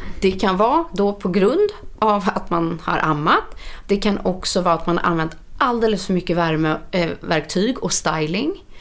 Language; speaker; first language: Swedish; native; Swedish